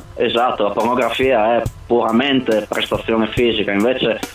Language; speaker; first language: Italian; native; Italian